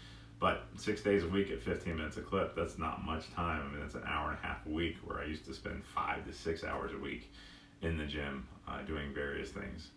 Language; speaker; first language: English; native; English